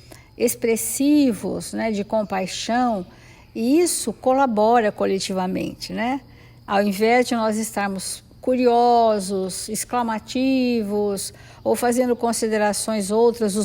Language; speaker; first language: Portuguese; native; Portuguese